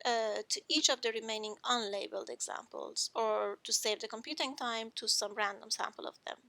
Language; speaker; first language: English; non-native, fluent; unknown